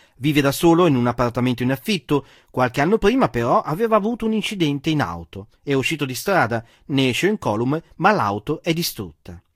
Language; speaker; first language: Italian; native; Italian